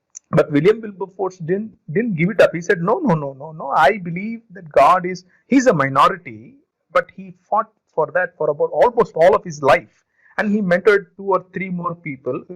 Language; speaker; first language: English; non-native, local second language; Telugu